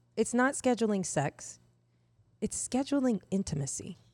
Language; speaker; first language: English; native; English